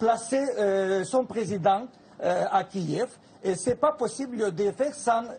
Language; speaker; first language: French; non-native, fluent; Russian